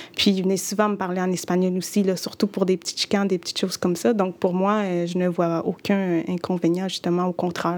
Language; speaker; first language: French; early bilingual, other home language; Spanish